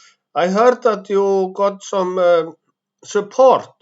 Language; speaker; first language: English; non-native, fluent; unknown